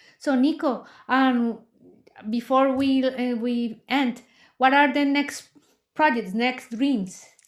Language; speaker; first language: English; non-native, fluent; Spanish